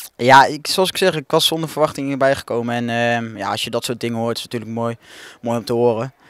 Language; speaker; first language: Dutch; native; Dutch